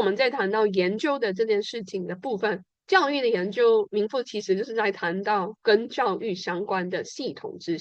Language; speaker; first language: Chinese; native; Chinese